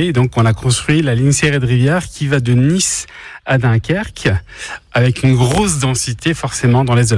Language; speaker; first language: French; native; French